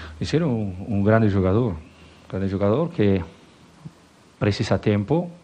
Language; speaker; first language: Portuguese; non-native, learner; Spanish